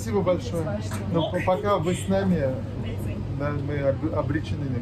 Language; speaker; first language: Russian; native; Russian